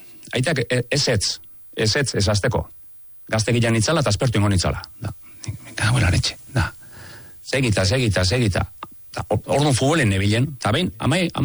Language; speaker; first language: Basque; native; Basque